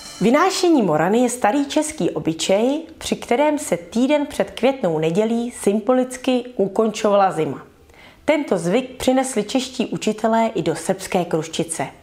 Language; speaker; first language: Czech; early bilingual, heritage; Czech